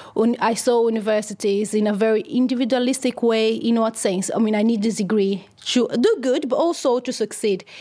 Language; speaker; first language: English; non-native, fluent; Portuguese